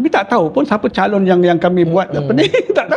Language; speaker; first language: Malay; native; Malay